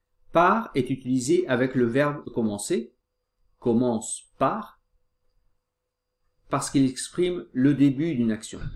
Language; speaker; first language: French; non-native, fluent; Portuguese